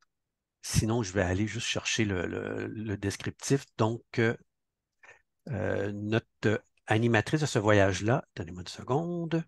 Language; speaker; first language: French; native; French